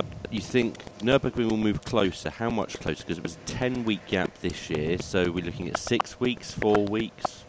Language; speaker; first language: English; native; English